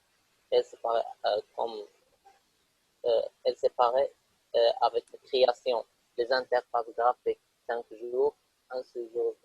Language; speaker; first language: French; non-native, local second language; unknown